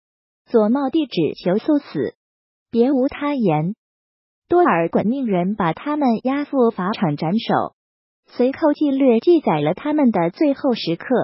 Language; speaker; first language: Chinese; native; Chinese